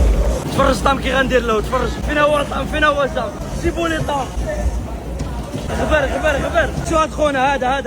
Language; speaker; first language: Arabic; native; Arabic